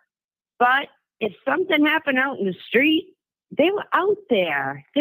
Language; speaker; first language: English; native; English